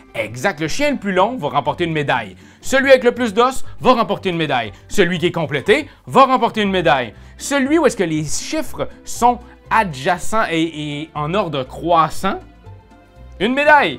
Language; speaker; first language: French; native; French